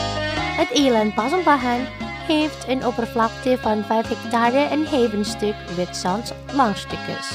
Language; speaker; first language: Dutch; non-native, fluent; Indonesian